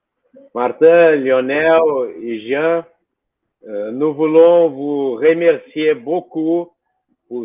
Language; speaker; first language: French; non-native, fluent; Portuguese